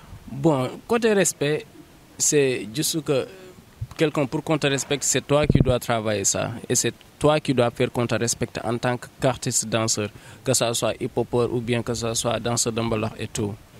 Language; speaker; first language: French; non-native, local second language; Wolof